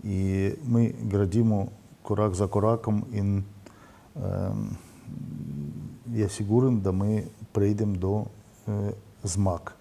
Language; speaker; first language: Slovenian; non-native, learner; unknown